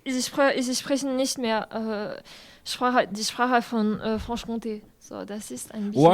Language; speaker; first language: German; non-native, learner; French